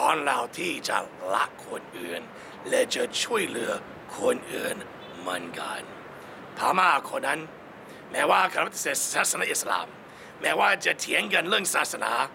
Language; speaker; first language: Thai; non-native, fluent; English